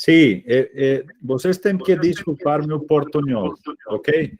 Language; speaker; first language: Portuguese; non-native, fluent; Spanish